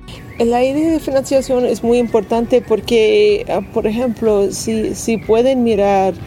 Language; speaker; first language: Spanish; non-native, learner; English